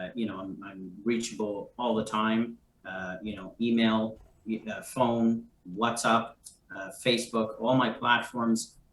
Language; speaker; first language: English; native; English